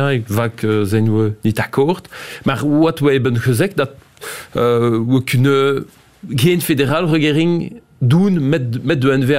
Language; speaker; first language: Dutch; non-native, local second language; French